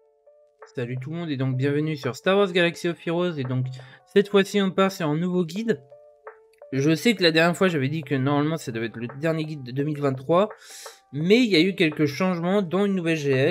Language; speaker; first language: French; native; French